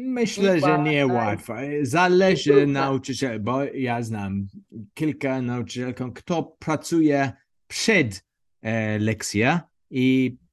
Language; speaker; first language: Polish; non-native, learner; English